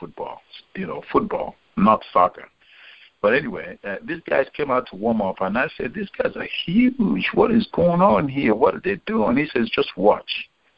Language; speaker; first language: English; non-native, local second language; Igbo